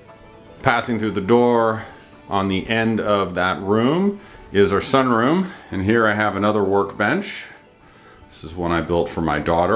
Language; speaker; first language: English; native; English